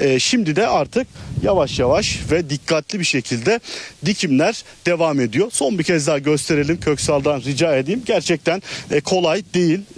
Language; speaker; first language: Turkish; native; Turkish